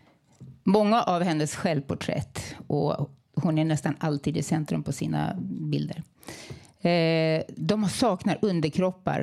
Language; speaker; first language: Swedish; native; Swedish